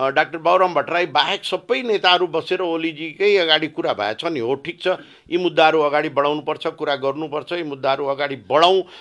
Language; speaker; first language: Nepali; non-native, local second language; Bhojpuri